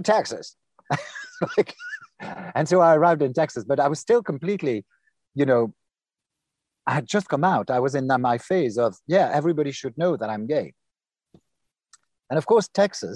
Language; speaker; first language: English; non-native, fluent; French